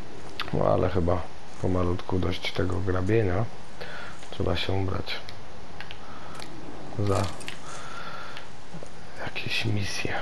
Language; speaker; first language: Polish; native; Polish